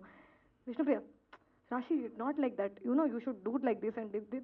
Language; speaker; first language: Telugu; non-native, learner; Hindi